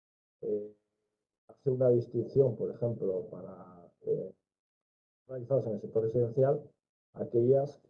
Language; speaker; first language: Spanish; native; Spanish